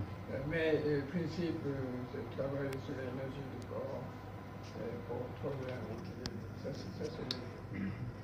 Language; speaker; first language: French; non-native, learner; Japanese